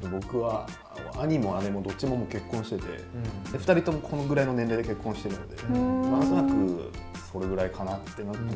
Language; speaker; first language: Japanese; native; Japanese